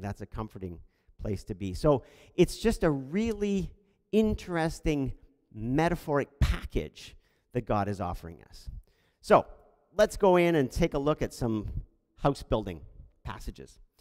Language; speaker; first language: English; native; English